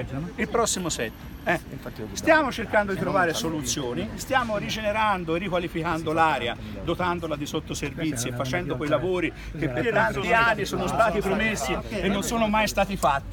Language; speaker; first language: Italian; native; Italian